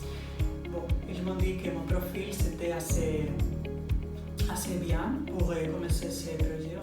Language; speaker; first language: French; non-native, fluent; Spanish